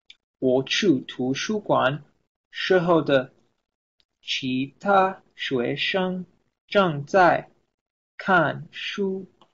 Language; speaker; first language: Chinese; non-native, learner; English